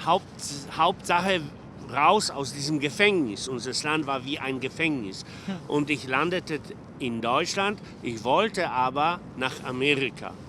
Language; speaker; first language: German; non-native, fluent; Polish